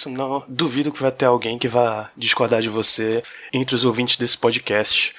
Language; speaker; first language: Portuguese; native; Portuguese